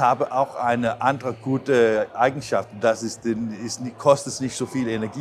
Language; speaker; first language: German; non-native, learner; Danish